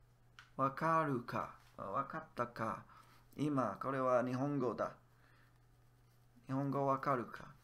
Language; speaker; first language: Japanese; non-native, learner; English